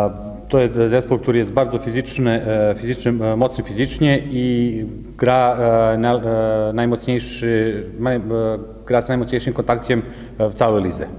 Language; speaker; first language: Polish; non-native, learner; Serbian